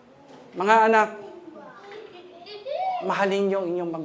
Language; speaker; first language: Filipino; native; Filipino